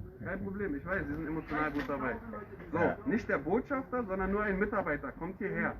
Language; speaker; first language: German; native; German